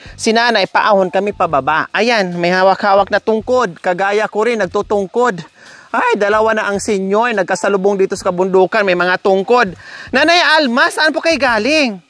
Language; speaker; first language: Filipino; non-native, local second language; Cebuano